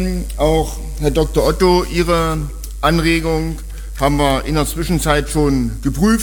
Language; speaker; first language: German; native; German